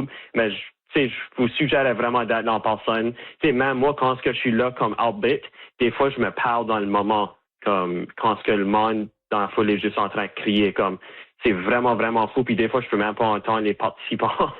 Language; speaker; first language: French; native; French